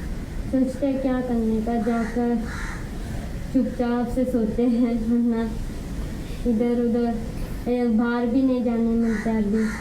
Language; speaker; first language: Hindi; non-native, local second language; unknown